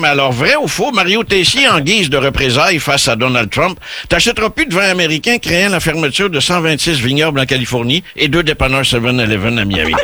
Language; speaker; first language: French; native; French